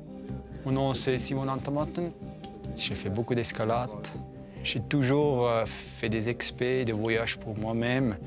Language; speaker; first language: French; non-native, local second language; German